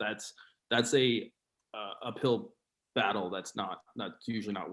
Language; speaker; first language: English; native; English